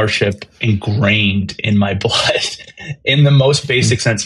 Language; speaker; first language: English; native; English